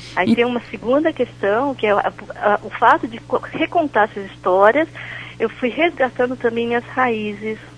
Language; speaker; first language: Portuguese; early bilingual, other home language; Chinese